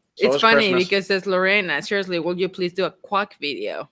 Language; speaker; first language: English; non-native, fluent; Spanish